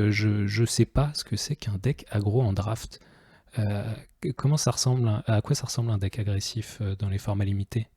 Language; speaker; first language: French; native; French